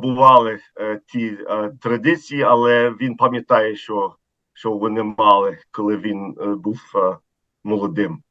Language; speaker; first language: Ukrainian; early bilingual, heritage; Ukrainian